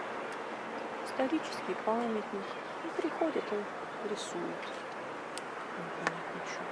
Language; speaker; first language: Russian; native; Russian